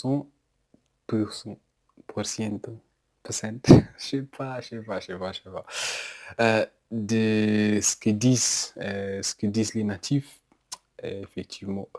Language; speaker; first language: French; non-native, learner; English